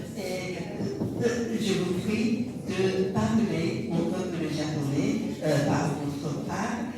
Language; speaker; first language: French; non-native, learner; Japanese